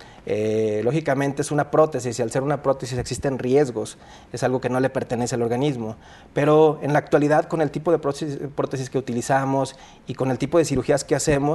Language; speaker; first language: Spanish; native; Spanish